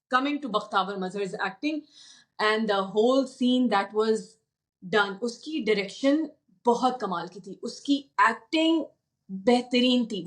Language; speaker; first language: Urdu; native; Urdu